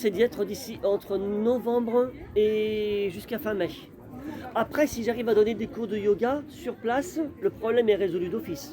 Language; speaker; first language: French; native; French